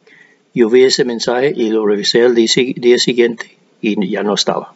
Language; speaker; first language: Spanish; non-native, fluent; English